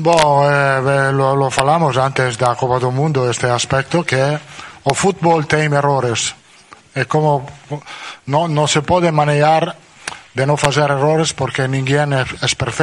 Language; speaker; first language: Portuguese; non-native, learner; Italian